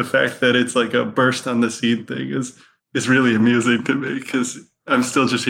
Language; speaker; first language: English; native; English